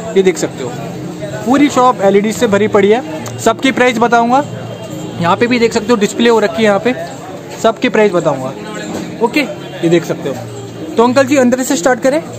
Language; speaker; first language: Hindi; native; Hindi